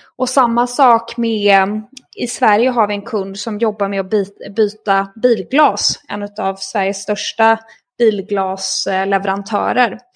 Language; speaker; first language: Swedish; native; Swedish